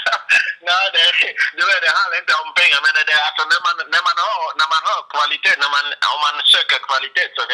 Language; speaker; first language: Swedish; non-native, fluent; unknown